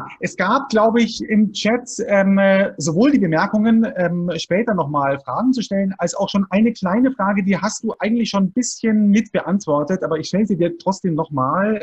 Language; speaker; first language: German; native; German